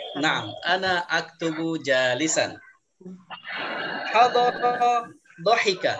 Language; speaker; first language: Arabic; non-native, fluent; Indonesian